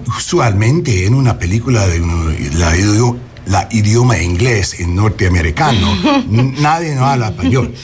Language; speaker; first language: Spanish; non-native, learner; English